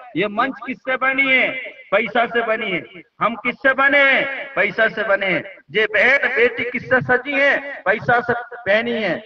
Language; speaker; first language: Hindi; native; Hindi